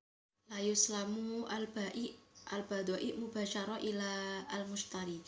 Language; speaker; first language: Arabic; non-native, learner; Indonesian